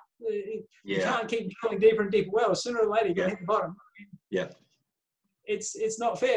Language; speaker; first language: English; native; English